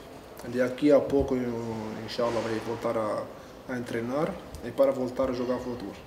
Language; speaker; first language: Portuguese; non-native, learner; Arabic